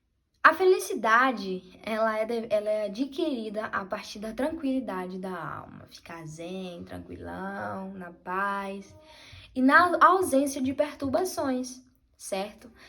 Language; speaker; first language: Portuguese; native; Portuguese